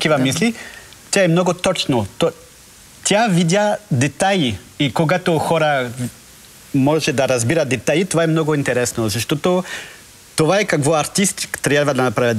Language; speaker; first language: Bulgarian; non-native, learner; French